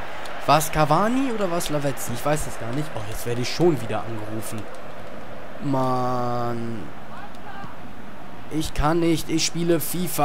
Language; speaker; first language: German; native; German